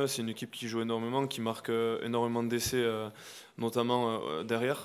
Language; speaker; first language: French; native; French